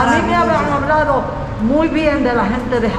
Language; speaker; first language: Spanish; native; Spanish